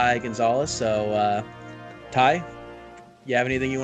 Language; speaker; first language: English; native; English